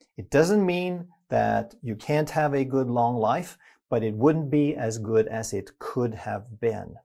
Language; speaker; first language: English; non-native, fluent; Swedish